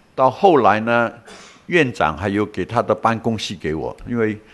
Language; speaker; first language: Chinese; non-native, local second language; Cantonese